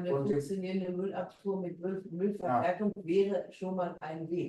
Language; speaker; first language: German; non-native, fluent; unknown